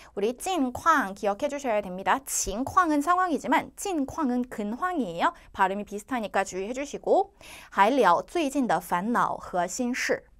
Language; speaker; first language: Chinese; non-native, fluent; Korean